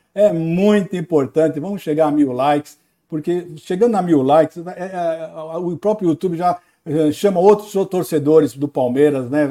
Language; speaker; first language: Portuguese; native; Portuguese